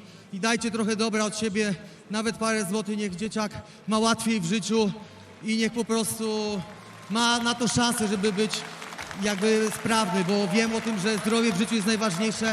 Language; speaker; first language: Polish; native; Polish